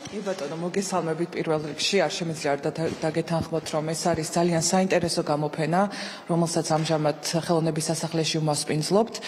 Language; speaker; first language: Georgian; native; Georgian